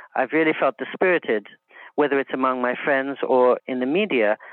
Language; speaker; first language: English; native; English